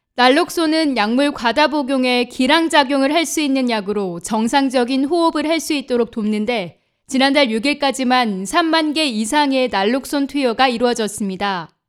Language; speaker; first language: Korean; native; Korean